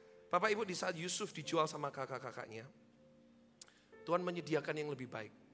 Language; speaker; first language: Indonesian; native; Indonesian